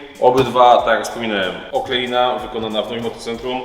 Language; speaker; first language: Polish; native; Polish